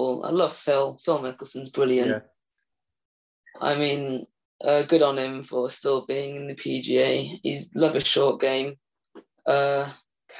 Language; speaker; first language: English; native; English